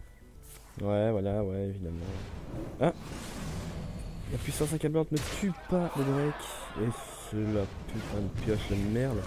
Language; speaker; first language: French; native; French